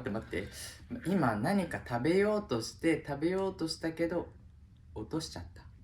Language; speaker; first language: Japanese; native; Japanese